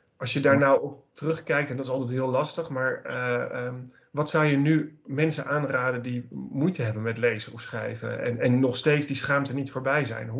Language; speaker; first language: Dutch; native; Dutch